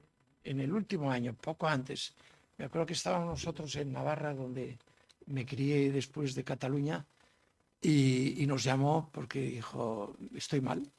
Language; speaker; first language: Spanish; native; Spanish